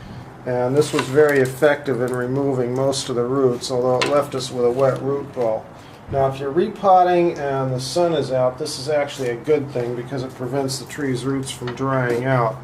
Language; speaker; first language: English; native; English